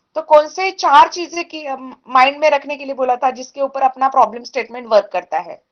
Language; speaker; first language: Hindi; non-native, local second language; Marathi